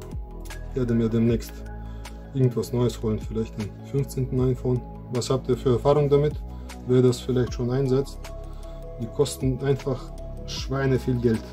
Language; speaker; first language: German; non-native, fluent; Russian